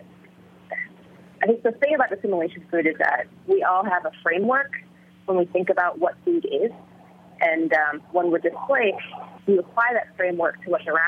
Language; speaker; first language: English; early bilingual, other home language; Vietnamese